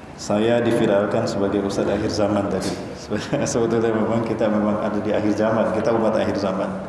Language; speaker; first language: Indonesian; native; Indonesian